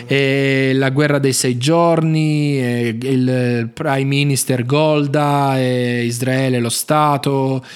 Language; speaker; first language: Italian; native; Italian